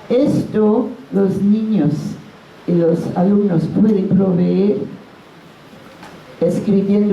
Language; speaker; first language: Spanish; non-native, fluent; English